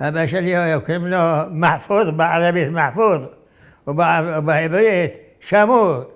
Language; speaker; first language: Hebrew; non-native, fluent; Arabic